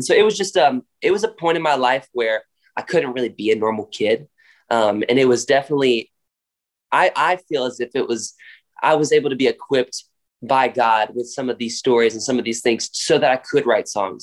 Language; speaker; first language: English; native; English